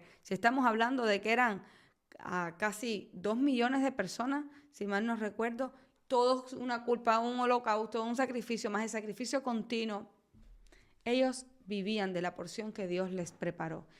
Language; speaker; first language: Spanish; native; Spanish